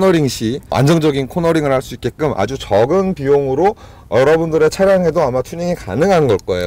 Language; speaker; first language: Korean; native; Korean